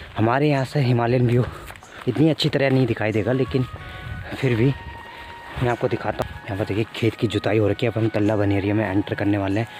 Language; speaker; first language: Hindi; non-native, local second language; Garhwali